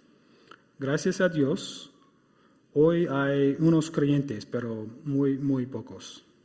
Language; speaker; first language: Spanish; non-native, fluent; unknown